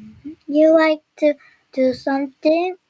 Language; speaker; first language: English; non-native, learner; Korean